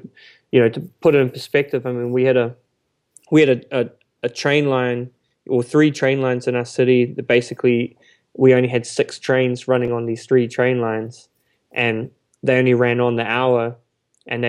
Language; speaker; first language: English; native; English